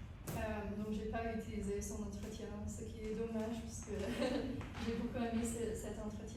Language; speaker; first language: French; non-native, fluent; English